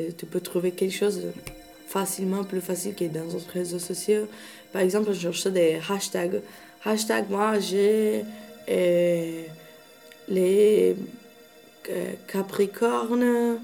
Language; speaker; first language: French; non-native, learner; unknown